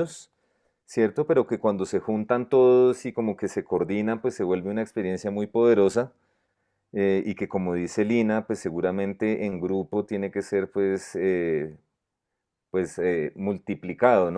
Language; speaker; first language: Spanish; native; Spanish